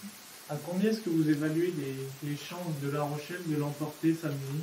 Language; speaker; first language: French; native; French